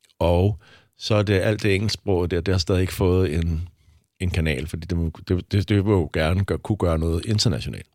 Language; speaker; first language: Danish; native; Danish